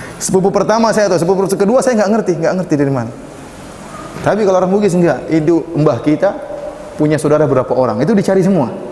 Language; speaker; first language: Indonesian; native; Indonesian